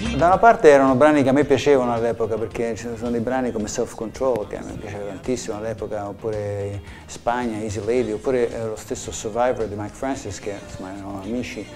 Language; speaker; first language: Italian; early bilingual, heritage; English